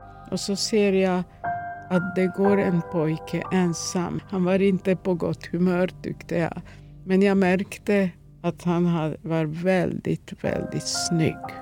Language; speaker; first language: Swedish; non-native, fluent; Serbian